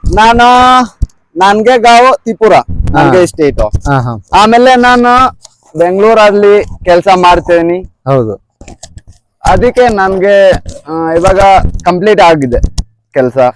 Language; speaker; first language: Kannada; non-native, learner; Bangla